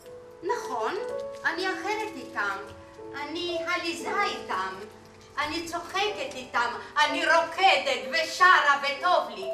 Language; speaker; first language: Hebrew; non-native, fluent; Greek